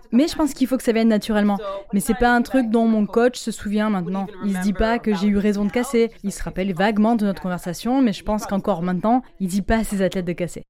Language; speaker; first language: French; non-native, local second language; English